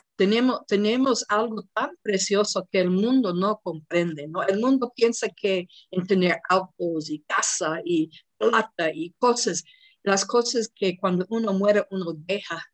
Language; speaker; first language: Spanish; non-native, fluent; English